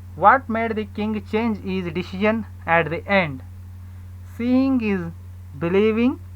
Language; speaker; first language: English; non-native, local second language; Kannada